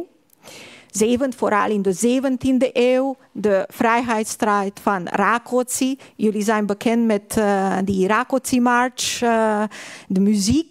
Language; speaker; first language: Dutch; non-native, fluent; Hungarian